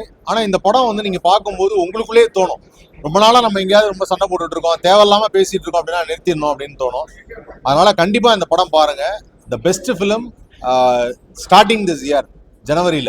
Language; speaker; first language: Tamil; native; Tamil